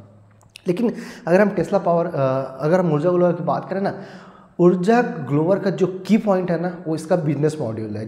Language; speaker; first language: Hindi; native; Hindi